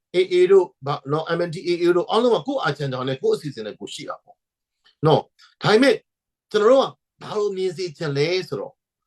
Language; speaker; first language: Burmese; non-native, local second language; Hakha Chin